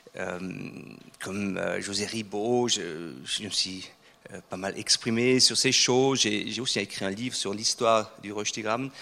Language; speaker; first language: French; non-native, fluent; Swiss German